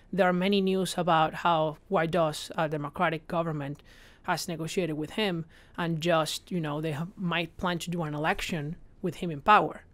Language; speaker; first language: English; non-native, fluent; Spanish